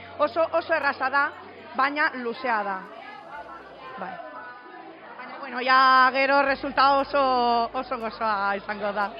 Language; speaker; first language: Basque; non-native, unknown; Italian